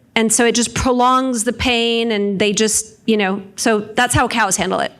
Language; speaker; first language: English; native; English